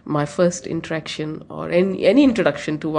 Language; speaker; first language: English; non-native, local second language; Hindi